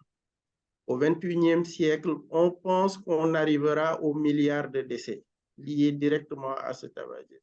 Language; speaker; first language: French; non-native, local second language; Wolof